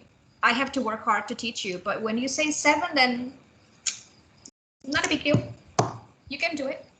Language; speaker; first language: English; non-native, fluent; Indonesian